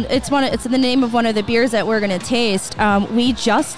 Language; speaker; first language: English; native; English